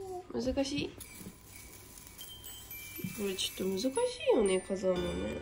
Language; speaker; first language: Japanese; native; Japanese